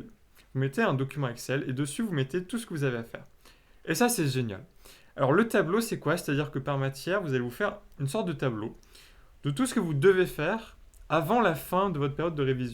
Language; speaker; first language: French; native; French